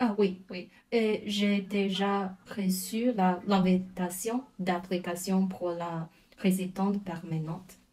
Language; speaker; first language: French; non-native, fluent; Chinese